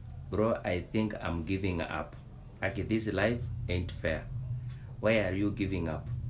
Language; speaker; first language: English; non-native, local second language; Swahili